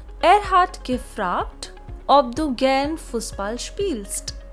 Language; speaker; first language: German; non-native, fluent; Hindi